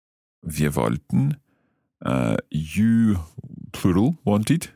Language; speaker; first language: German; non-native, fluent; English